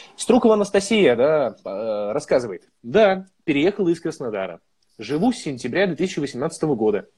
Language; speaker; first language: Russian; native; Russian